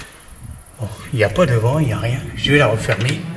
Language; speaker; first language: French; native; French